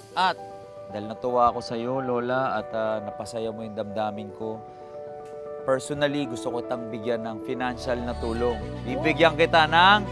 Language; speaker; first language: Filipino; native; Filipino